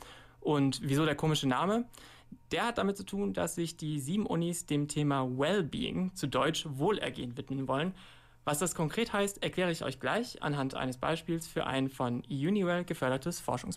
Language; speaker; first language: German; native; German